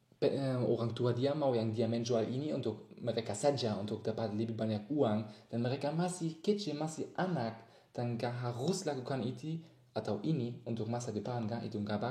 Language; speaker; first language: Indonesian; non-native, learner; German